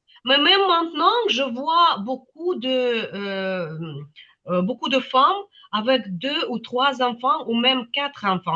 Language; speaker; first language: French; non-native, fluent; Ukrainian